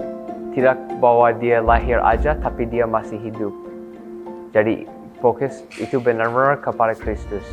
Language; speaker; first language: Indonesian; non-native, fluent; English